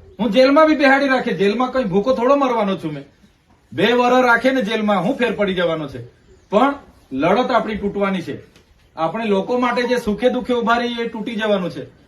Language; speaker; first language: Gujarati; non-native, local second language; Vasavi